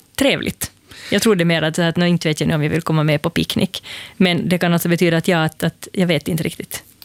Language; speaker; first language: Swedish; native; Swedish